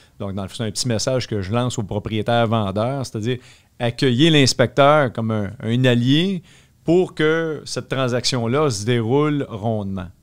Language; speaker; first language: French; native; French